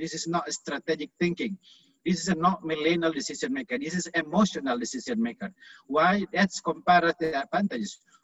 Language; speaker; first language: English; non-native, fluent; Indonesian